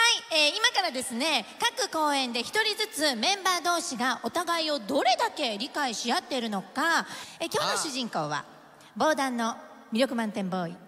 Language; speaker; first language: Japanese; native; Japanese